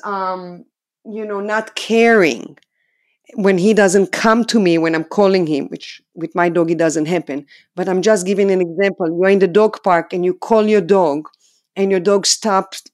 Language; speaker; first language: English; non-native, fluent; Hebrew